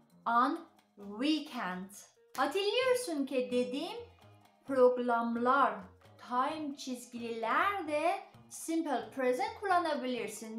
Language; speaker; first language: Turkish; non-native, learner; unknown